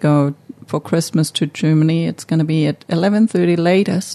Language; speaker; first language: English; non-native, fluent; German